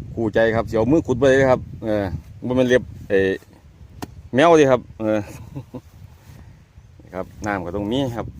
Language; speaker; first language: Thai; native; Thai